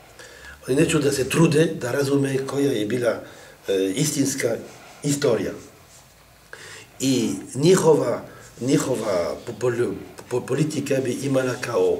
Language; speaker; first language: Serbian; non-native, fluent; French